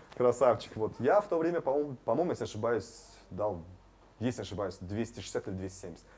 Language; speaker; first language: Russian; non-native, local second language; Tajik